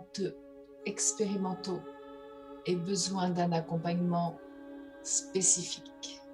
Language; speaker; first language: French; native; French